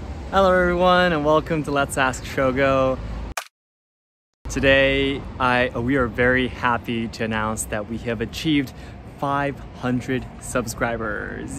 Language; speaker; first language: English; early bilingual, other home language; Japanese